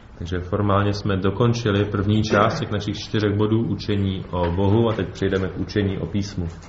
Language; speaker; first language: Czech; native; Czech